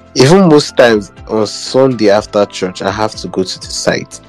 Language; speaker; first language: English; non-native, local second language; Igbo